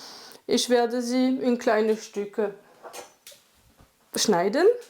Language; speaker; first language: German; non-native, fluent; French